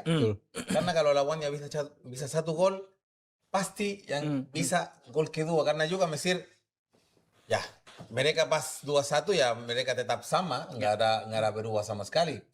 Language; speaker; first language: Indonesian; non-native, fluent; Spanish